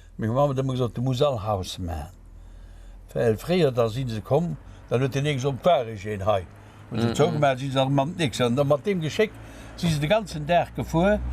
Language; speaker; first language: Luxembourgish; native; Luxembourgish